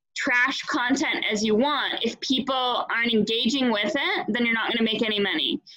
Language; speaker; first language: English; native; English